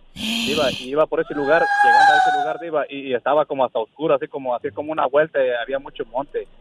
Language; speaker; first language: Spanish; native; Spanish